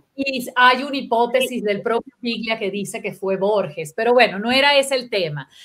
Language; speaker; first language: Spanish; non-native, local second language; Italian